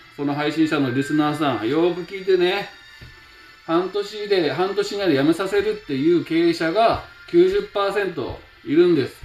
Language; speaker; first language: Japanese; native; Japanese